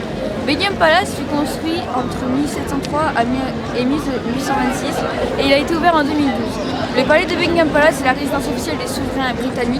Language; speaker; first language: French; native; French